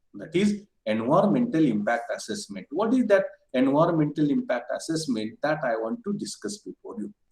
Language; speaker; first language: English; non-native, local second language; Marathi